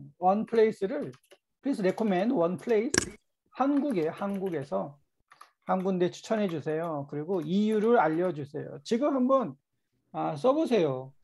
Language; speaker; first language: Korean; native; Korean